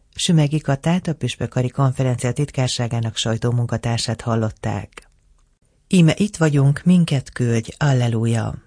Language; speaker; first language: Hungarian; native; Hungarian